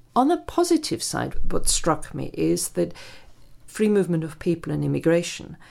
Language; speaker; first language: English; non-native, fluent; German